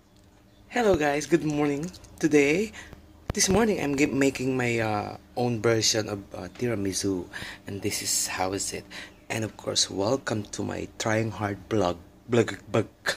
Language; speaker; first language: English; non-native, local second language; Filipino